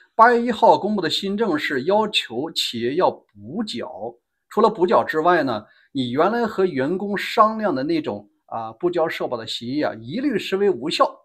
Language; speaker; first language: Chinese; native; Chinese